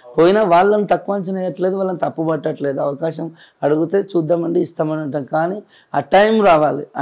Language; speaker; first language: Telugu; native; Telugu